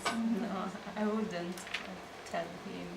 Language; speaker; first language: English; non-native, learner; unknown